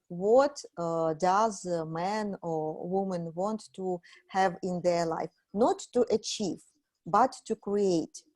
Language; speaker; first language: English; non-native, fluent; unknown